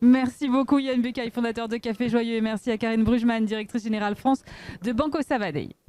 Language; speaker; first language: French; native; French